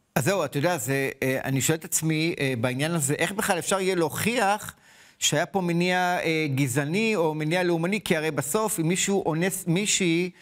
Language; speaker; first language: Hebrew; native; Hebrew